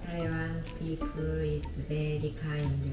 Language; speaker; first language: English; non-native, learner; Japanese